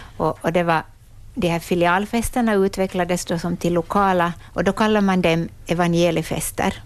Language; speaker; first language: Swedish; native; Swedish